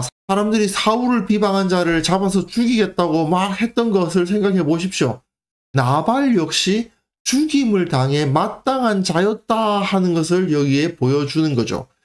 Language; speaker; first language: Korean; native; Korean